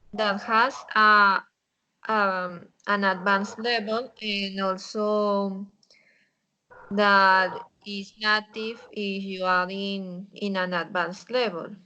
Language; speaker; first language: English; non-native, learner; Spanish